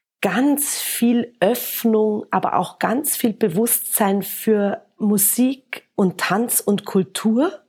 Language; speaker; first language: German; native; German